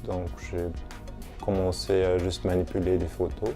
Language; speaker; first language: French; non-native, fluent; German